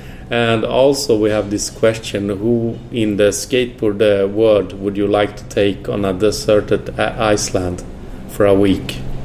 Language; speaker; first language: English; non-native, fluent; Swedish